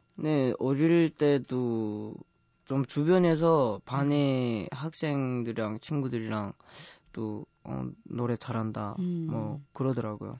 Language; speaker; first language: Korean; early bilingual, heritage; Korean